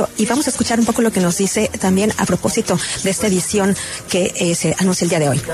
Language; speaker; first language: Spanish; native; Spanish